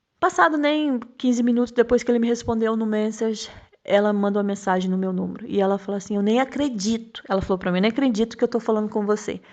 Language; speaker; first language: Portuguese; native; Portuguese